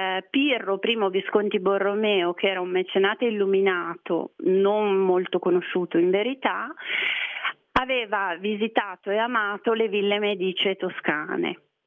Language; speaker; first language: Italian; native; Italian